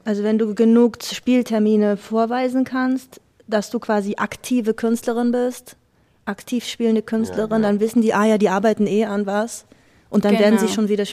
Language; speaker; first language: German; native; German